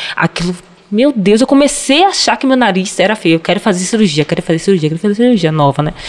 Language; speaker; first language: Portuguese; native; Portuguese